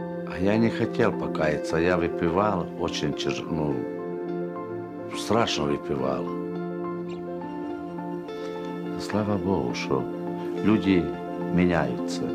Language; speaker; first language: Russian; non-native, local second language; Romany